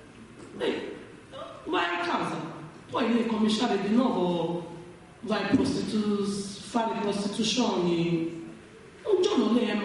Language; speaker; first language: Italian; non-native, learner; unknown